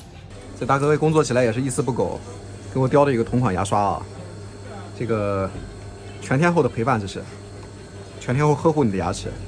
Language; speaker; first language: Chinese; native; Chinese